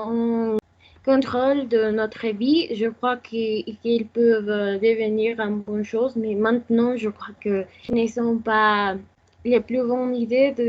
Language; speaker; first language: French; non-native, learner; Spanish